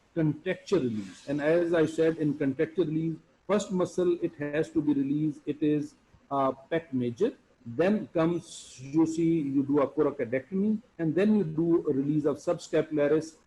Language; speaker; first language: English; non-native, local second language; Urdu